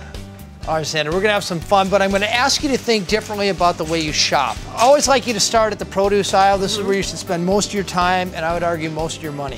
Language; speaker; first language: English; native; English